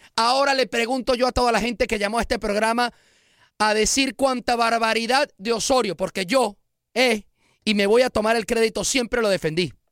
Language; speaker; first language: Spanish; native; Spanish